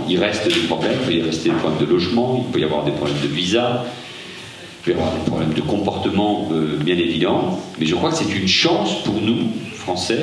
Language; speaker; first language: French; native; French